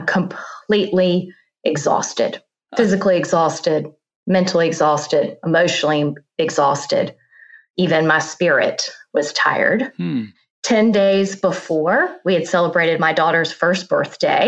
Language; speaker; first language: English; native; English